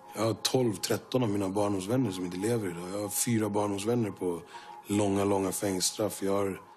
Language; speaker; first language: Swedish; native; Swedish